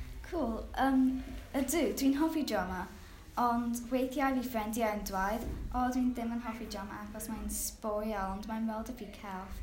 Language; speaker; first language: Welsh; non-native, learner; English